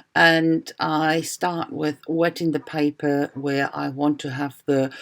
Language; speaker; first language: English; non-native, fluent; German